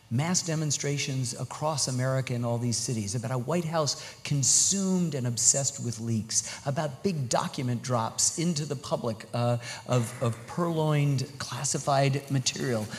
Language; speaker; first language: English; native; English